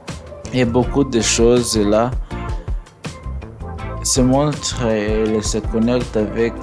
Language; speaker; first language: French; non-native, learner; English